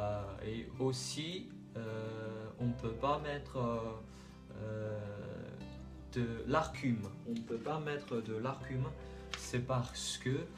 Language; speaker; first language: French; non-native, learner; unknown